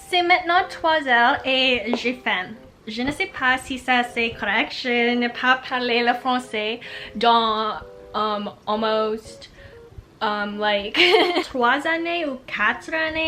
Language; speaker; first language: French; non-native, learner; English